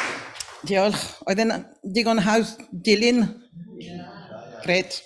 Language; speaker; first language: Welsh; non-native, fluent; French